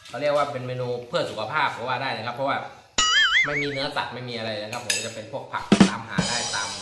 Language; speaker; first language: Thai; non-native, local second language; Northeastern Thai